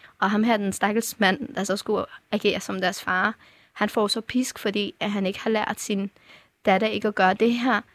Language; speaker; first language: Danish; early bilingual, other home language; Persian